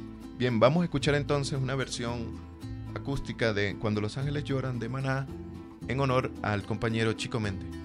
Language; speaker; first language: Spanish; native; Spanish